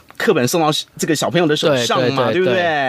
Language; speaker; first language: Chinese; native; Chinese